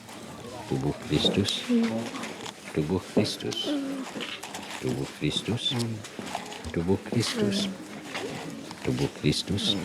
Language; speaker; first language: Indonesian; non-native, fluent; French